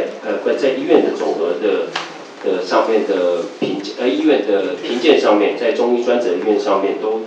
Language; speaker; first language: Chinese; native; Chinese